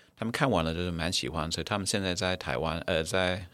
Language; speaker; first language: Chinese; non-native, fluent; English